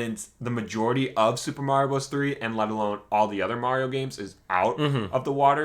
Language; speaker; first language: English; native; English